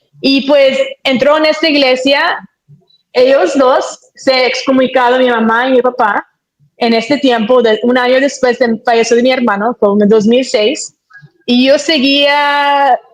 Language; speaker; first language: Spanish; early bilingual, heritage; Spanish